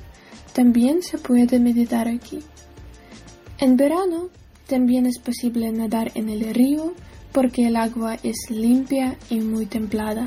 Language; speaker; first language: Spanish; non-native, learner; Ukrainian